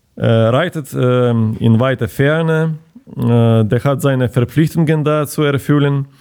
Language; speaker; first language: German; non-native, fluent; Ukrainian